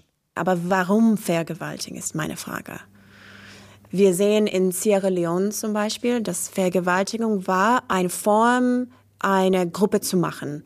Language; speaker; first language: German; non-native, learner; English